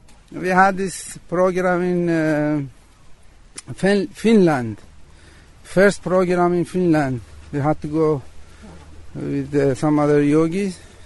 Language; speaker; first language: English; non-native, fluent; Persian